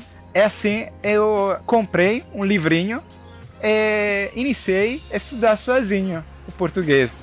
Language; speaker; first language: Portuguese; non-native, fluent; Italian